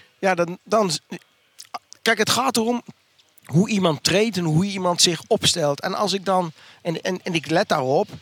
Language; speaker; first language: Dutch; native; Dutch